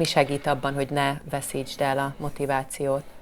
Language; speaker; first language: Hungarian; native; Hungarian